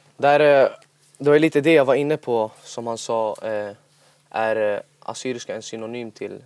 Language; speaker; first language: Swedish; early bilingual, other home language; Assyrian Neo-Aramaic